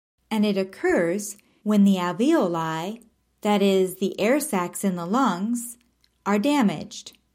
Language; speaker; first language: English; native; English